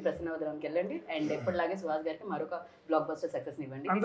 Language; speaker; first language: Telugu; native; Telugu